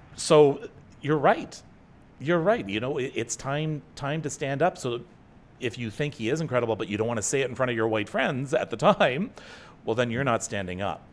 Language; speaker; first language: English; native; English